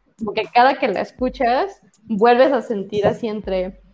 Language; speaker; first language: Spanish; native; Spanish